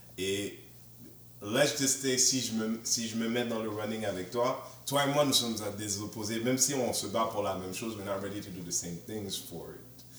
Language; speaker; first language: French; native; French